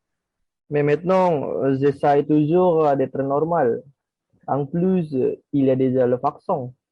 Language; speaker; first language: French; non-native, learner; Indonesian